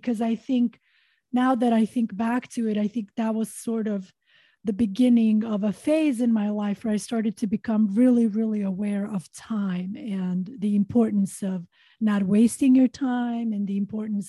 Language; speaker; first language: English; non-native, fluent; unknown